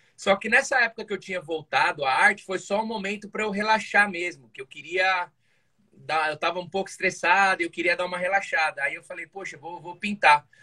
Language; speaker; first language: Portuguese; native; Portuguese